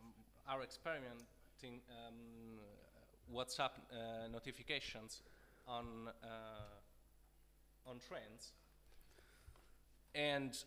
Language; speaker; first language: English; non-native, fluent; Italian